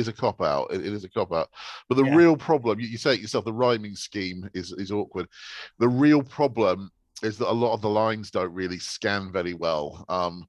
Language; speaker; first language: English; native; English